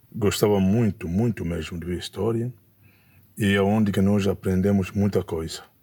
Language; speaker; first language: Portuguese; non-native, fluent; Kongo